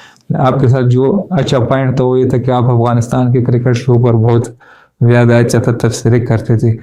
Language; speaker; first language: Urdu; non-native, learner; Pashto